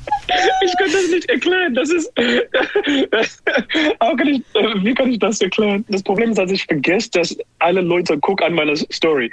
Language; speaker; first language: German; non-native, learner; English